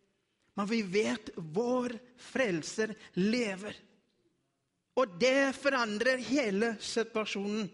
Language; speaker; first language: Norwegian; non-native, learner; Afrikaans